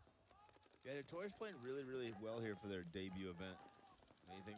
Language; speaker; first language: English; native; English